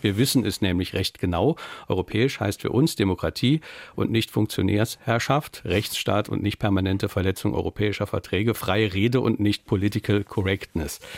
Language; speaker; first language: German; native; German